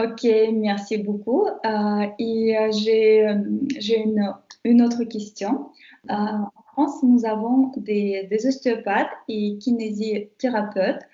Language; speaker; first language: French; non-native, fluent; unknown